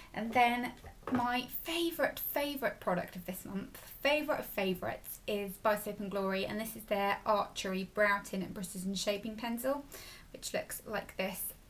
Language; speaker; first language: English; native; English